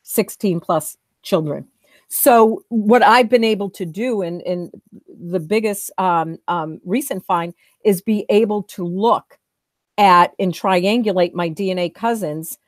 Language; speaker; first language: English; native; English